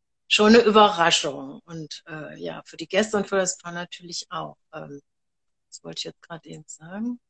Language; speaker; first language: German; native; German